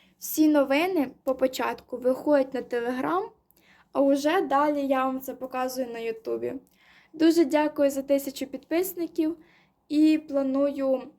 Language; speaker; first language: Ukrainian; non-native, local second language; Russian